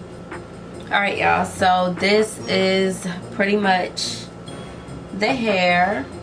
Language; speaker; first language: English; native; English